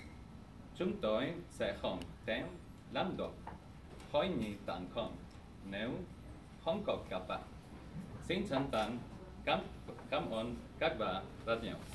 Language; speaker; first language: Vietnamese; non-native, learner; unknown